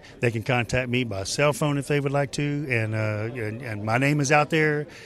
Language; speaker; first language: English; native; English